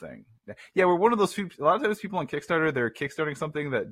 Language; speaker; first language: English; native; English